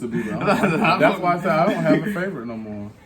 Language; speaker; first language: English; native; English